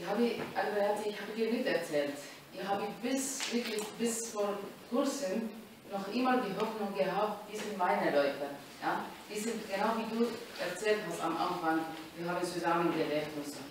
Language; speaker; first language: German; non-native, learner; Arabic